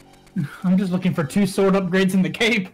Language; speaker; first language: English; native; English